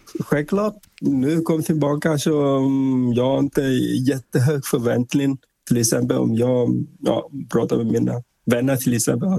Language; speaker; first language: Swedish; non-native, fluent; Vietnamese